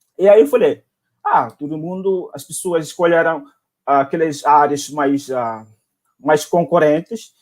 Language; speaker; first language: Portuguese; non-native, local second language; Tetum